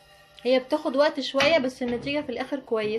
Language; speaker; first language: Arabic; native; Arabic